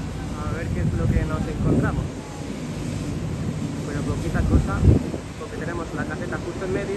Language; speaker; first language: Spanish; native; Spanish